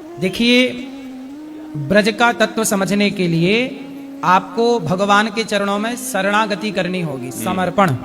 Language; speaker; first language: Hindi; native; Hindi